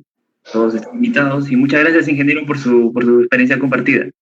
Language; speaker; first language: Spanish; native; Spanish